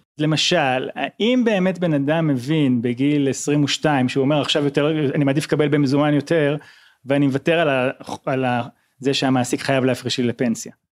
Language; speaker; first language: Hebrew; native; Hebrew